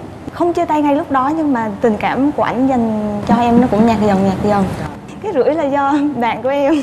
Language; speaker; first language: Vietnamese; native; Vietnamese